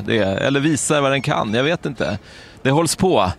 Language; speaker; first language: Swedish; native; Swedish